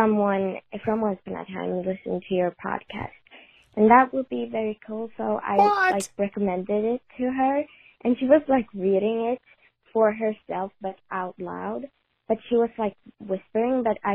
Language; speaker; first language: English; non-native, fluent; Swedish